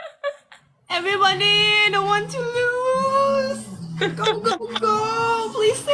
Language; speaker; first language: English; non-native, learner; Thai